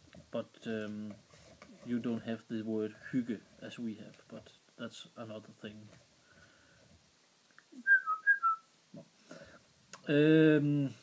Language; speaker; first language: English; non-native, learner; Danish